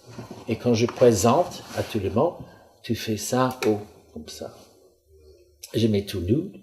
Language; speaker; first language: French; non-native, fluent; English